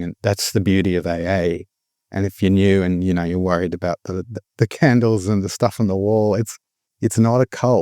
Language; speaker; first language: English; native; English